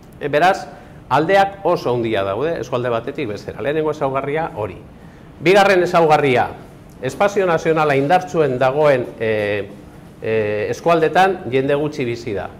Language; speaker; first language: Basque; native; Basque